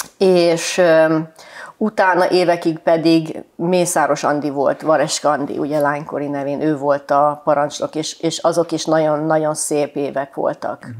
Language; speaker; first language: Hungarian; early bilingual, heritage; Hungarian